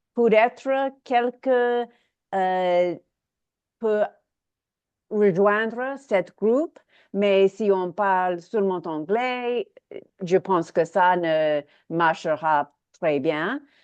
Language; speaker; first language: French; non-native, learner; English